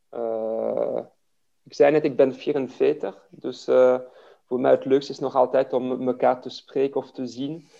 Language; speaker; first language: Dutch; non-native, fluent; French